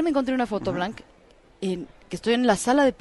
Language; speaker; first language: Spanish; native; Spanish